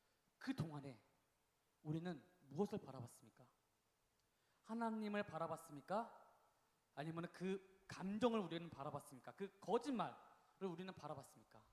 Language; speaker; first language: Korean; native; Korean